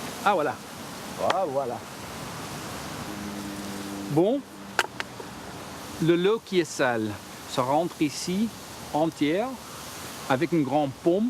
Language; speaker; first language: French; non-native, learner; Dutch